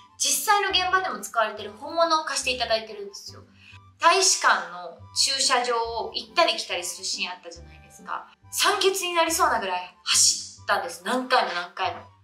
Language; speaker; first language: Japanese; early bilingual, other home language; Vietnamese